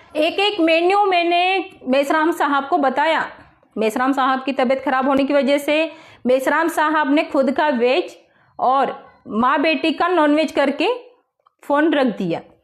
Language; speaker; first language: Hindi; non-native, local second language; Marathi